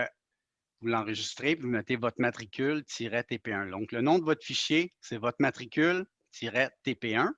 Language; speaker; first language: French; native; French